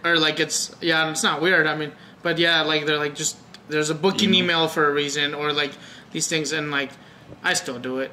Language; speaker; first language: English; early bilingual, other home language; Spanish